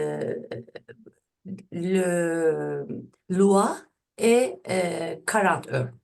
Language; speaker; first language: French; non-native, learner; Turkish